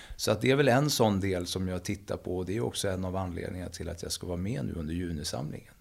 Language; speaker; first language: Swedish; native; Swedish